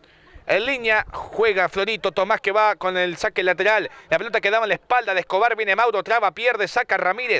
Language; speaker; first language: Spanish; native; Spanish